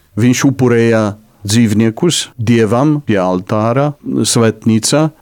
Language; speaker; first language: Latvian; non-native, fluent; Polish